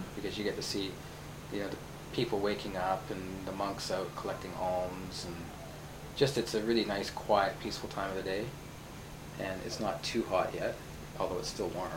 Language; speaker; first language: English; native; English